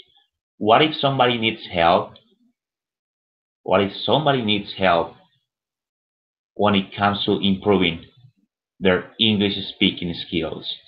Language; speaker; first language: English; non-native, fluent; Spanish